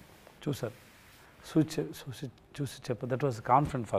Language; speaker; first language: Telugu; non-native, learner; Tamil